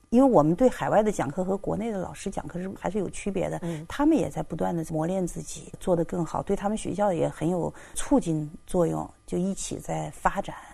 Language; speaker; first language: Chinese; native; Chinese